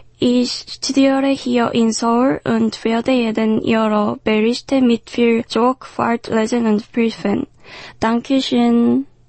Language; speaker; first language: German; non-native, fluent; Korean